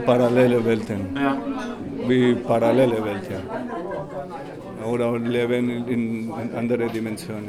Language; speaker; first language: German; non-native, learner; Spanish